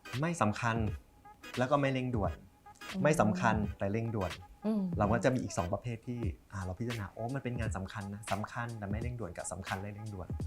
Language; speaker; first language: Thai; native; Thai